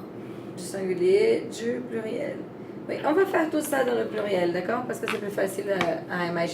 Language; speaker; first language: French; non-native, fluent; Portuguese